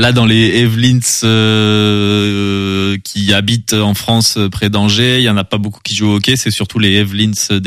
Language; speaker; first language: French; native; French